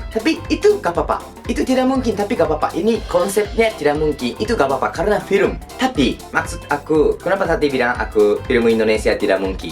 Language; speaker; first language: Indonesian; non-native, learner; Japanese